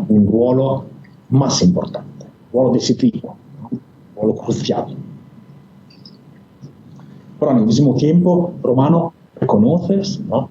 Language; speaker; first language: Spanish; non-native, fluent; Italian